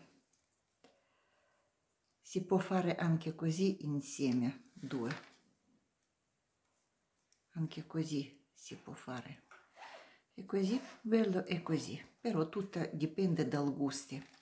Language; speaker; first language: Italian; non-native, learner; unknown